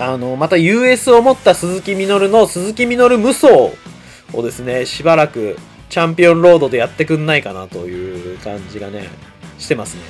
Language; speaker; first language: Japanese; native; Japanese